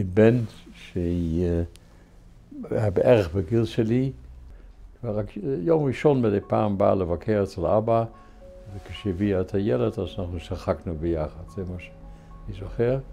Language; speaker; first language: Hebrew; non-native, fluent; Dutch